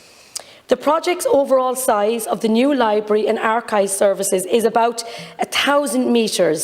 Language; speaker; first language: English; native; English